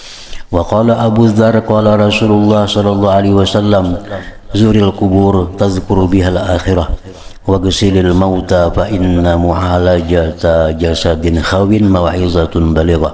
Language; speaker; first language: Indonesian; non-native, local second language; Banjar